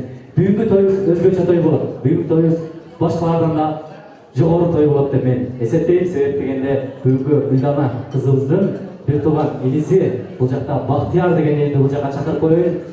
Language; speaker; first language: Kyrgyz; native; Kyrgyz